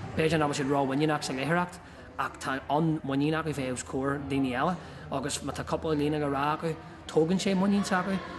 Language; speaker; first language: Irish; non-native, local second language; English